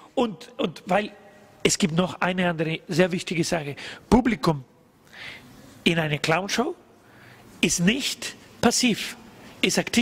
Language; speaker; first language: German; non-native, learner; Spanish